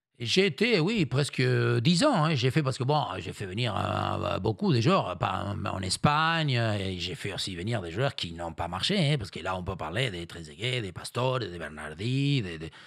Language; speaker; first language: French; non-native, fluent; Spanish